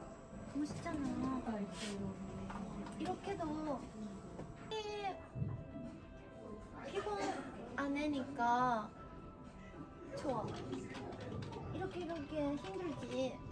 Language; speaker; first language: Korean; non-native, learner; Japanese